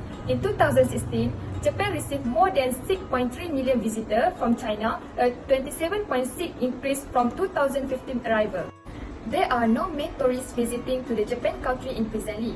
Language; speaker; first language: English; non-native, learner; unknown